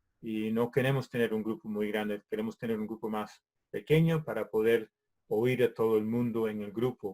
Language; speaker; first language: Spanish; non-native, fluent; English